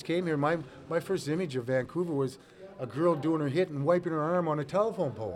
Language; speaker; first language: English; native; English